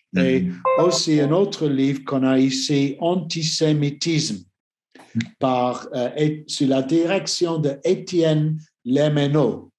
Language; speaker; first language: French; non-native, learner; English